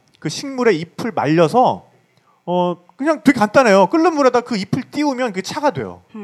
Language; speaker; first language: Korean; native; Korean